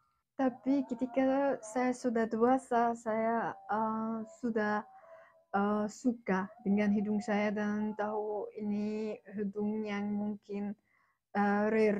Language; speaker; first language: Indonesian; non-native, fluent; Arabic